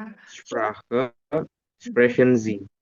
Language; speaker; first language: German; non-native, learner; Indonesian